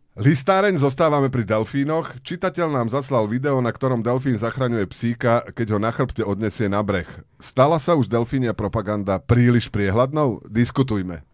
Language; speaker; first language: Slovak; native; Slovak